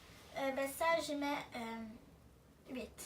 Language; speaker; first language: French; native; French